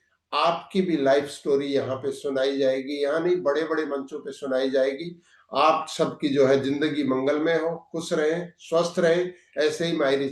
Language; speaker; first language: Hindi; native; Hindi